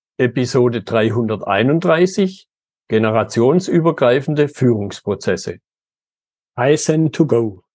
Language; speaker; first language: German; native; German